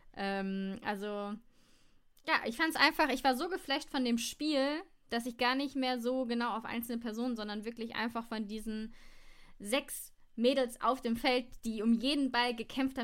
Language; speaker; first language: German; native; German